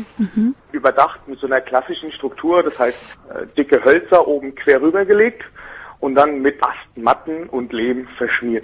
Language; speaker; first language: German; native; German